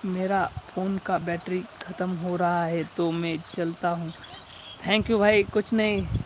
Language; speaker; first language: Hindi; non-native, local second language; Marathi